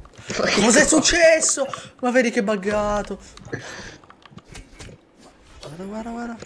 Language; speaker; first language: Italian; native; Italian